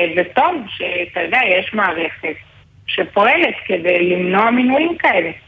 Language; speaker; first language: Hebrew; native; Hebrew